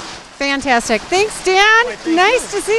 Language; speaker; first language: English; native; English